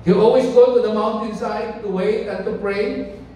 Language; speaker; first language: English; non-native, local second language; Filipino